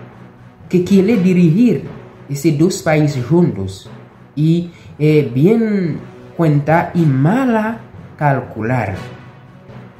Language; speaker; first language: Spanish; non-native, local second language; Haitian Creole